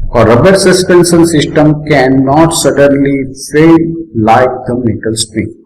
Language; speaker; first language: English; non-native, local second language; Gujarati